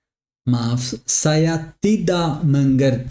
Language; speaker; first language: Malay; non-native, learner; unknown